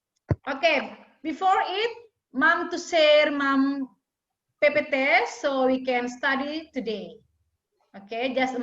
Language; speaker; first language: English; non-native, fluent; Indonesian